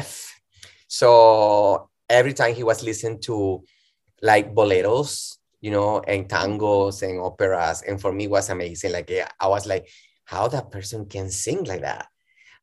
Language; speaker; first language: English; non-native, fluent; Spanish